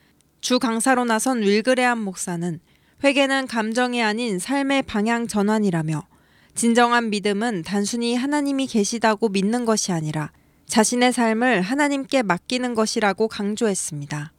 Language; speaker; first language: Korean; native; Korean